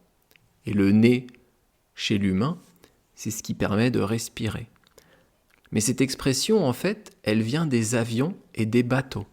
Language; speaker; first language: French; native; French